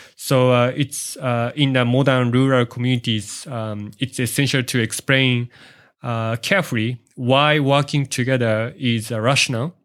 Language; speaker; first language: English; non-native, learner; Japanese